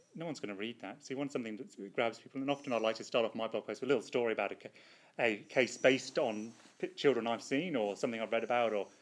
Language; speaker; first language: English; native; English